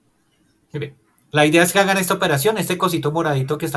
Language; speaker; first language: Spanish; native; Spanish